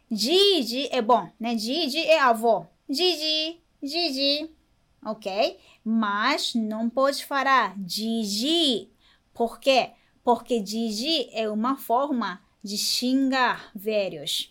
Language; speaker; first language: Portuguese; non-native, fluent; Japanese